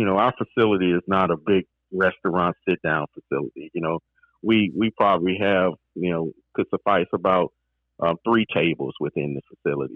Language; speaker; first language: English; native; English